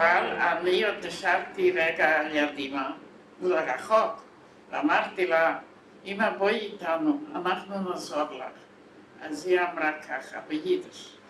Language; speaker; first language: Hebrew; non-native, fluent; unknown